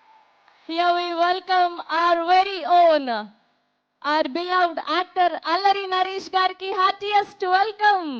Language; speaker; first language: Telugu; native; Telugu